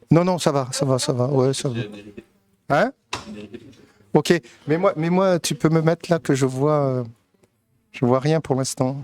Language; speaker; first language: French; native; French